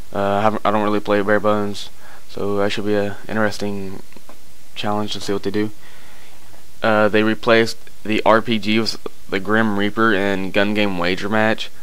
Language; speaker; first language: English; native; English